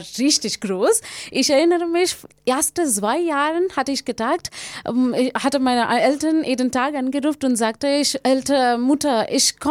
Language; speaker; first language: German; non-native, fluent; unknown